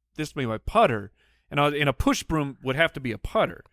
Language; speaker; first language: English; native; English